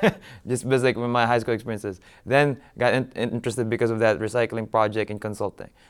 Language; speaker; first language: English; non-native, local second language; Filipino